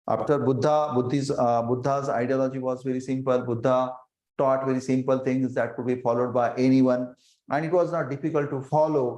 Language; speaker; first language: English; non-native, local second language; Marathi